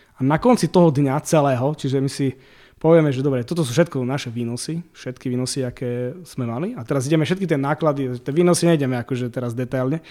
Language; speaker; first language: Slovak; native; Slovak